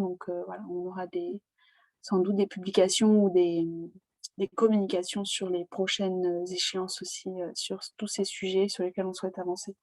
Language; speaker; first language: French; native; French